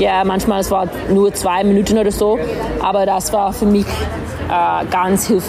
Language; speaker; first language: German; non-native, learner; English